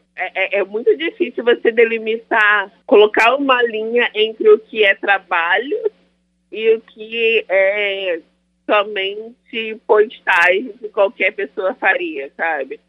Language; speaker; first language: Portuguese; native; Portuguese